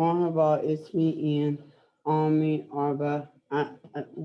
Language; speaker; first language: Arabic; non-native, learner; English